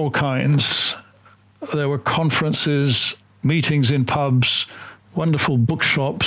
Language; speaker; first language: English; native; English